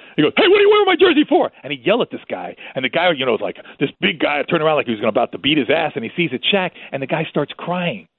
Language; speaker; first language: English; early bilingual, other home language; Spanish